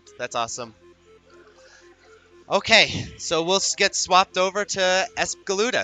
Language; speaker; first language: English; native; English